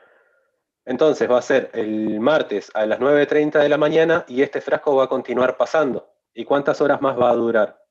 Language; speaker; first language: Spanish; native; Spanish